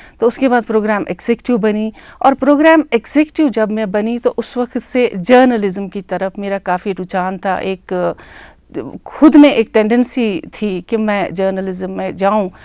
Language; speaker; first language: Urdu; non-native, local second language; Kashmiri